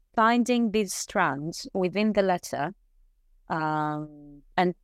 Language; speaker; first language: English; non-native, fluent; Greek